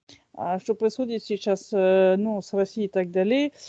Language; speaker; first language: Russian; non-native, fluent; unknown